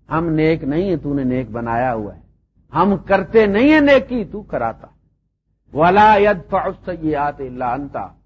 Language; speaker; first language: Urdu; non-native, local second language; Punjabi